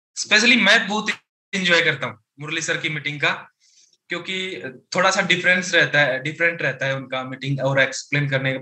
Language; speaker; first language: Hindi; native; Hindi